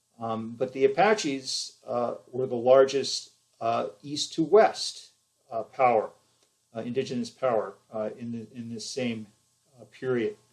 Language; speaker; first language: English; native; English